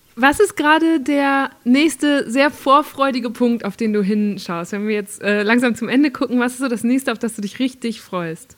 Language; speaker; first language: German; native; German